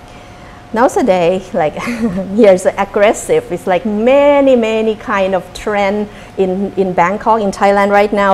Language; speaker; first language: English; non-native, fluent; Thai